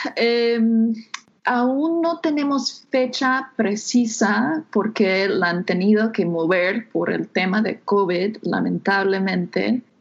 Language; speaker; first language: Spanish; non-native, fluent; English